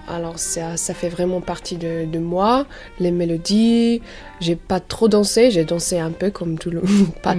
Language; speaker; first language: French; non-native, learner; English